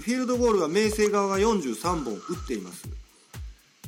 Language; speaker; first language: Japanese; native; Japanese